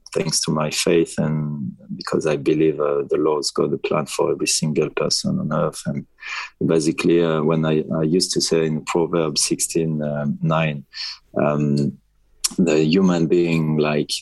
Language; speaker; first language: English; non-native, fluent; French